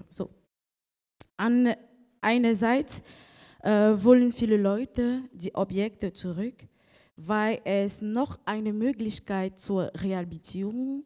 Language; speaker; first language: German; non-native, learner; French